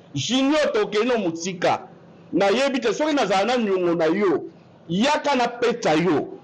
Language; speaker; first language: Lingala; non-native, local second language; Kituba (Democratic Republic of Congo)